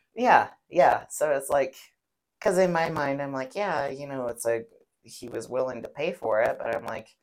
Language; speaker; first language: English; native; English